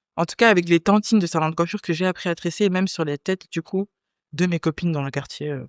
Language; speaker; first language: French; native; French